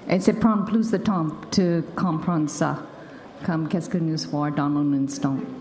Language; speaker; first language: French; non-native, learner; English